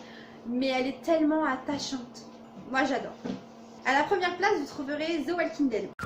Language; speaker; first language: French; native; French